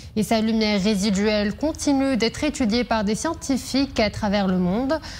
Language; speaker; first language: French; non-native, local second language; Arabic